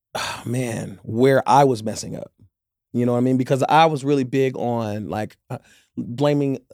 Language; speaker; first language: English; native; English